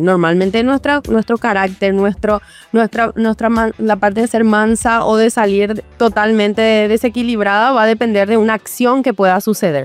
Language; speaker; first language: Spanish; native; Spanish